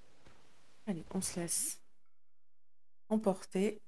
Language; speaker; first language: French; native; French